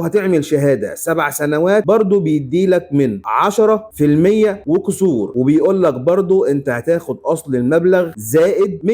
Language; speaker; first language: Arabic; native; Arabic